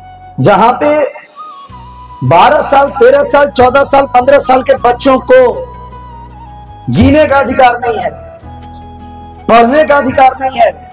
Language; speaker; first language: Hindi; native; Hindi